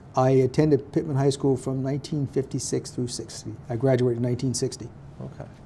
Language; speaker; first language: English; native; English